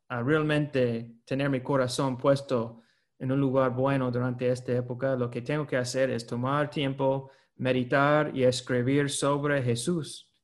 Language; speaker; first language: Spanish; non-native, fluent; English